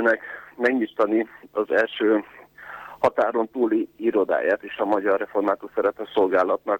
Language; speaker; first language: Hungarian; native; Hungarian